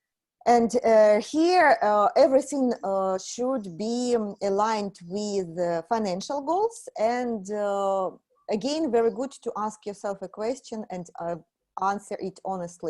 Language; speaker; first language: English; non-native, fluent; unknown